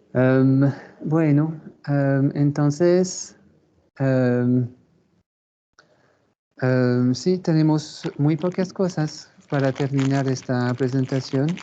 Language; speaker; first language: Spanish; non-native, fluent; French